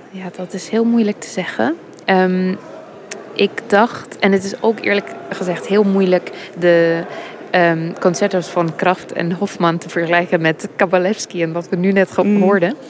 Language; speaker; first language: Dutch; non-native, fluent; English